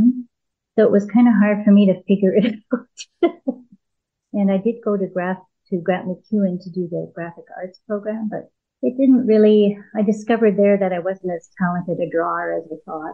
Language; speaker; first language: English; native; English